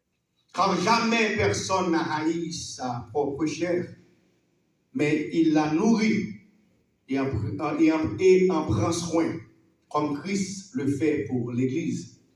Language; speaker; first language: French; non-native, local second language; Haitian Creole